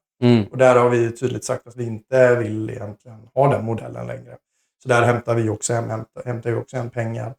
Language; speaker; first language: Swedish; native; Swedish